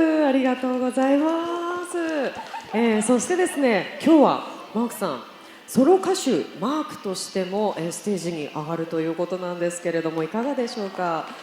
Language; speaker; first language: Japanese; native; Japanese